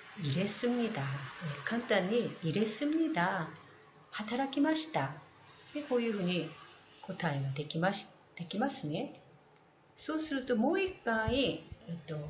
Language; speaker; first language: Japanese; non-native, fluent; Korean